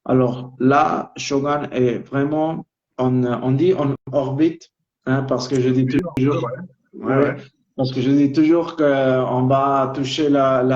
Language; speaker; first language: French; non-native, local second language; Italian